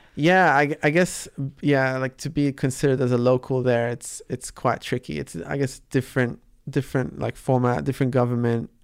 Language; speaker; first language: English; early bilingual, other home language; Arabic